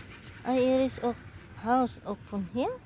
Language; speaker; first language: Dutch; non-native, learner; Filipino